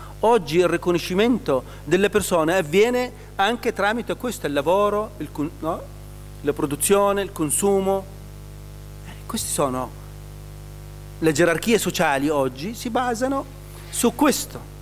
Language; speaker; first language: Italian; non-native, fluent; Arabic